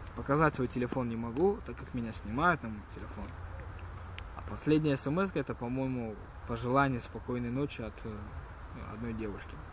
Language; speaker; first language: Russian; early bilingual, heritage; Russian